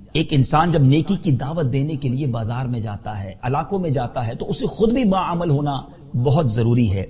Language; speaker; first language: Urdu; native; Urdu